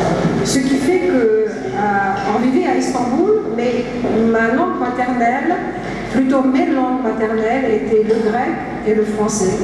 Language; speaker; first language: French; early bilingual, heritage; Greek